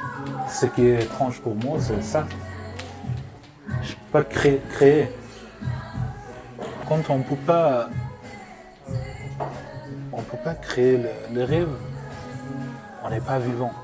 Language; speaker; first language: French; non-native, learner; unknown